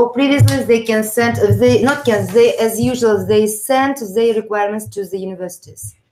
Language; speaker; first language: English; non-native, fluent; Uzbek